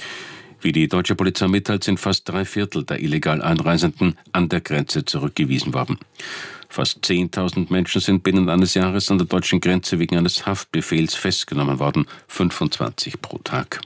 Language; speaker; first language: German; native; German